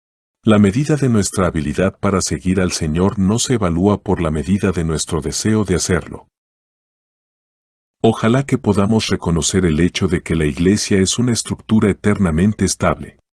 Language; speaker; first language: Spanish; native; Spanish